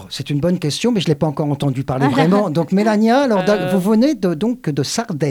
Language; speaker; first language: French; native; French